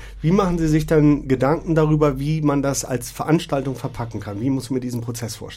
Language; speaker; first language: German; native; German